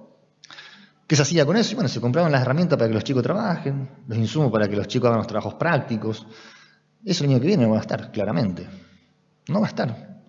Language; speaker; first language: Spanish; native; Spanish